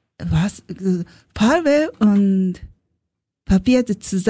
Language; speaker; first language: German; non-native, learner; Japanese